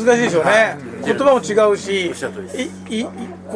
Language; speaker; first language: Japanese; native; Japanese